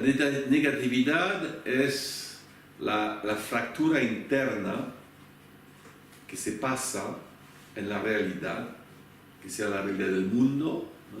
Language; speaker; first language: Spanish; non-native, fluent; French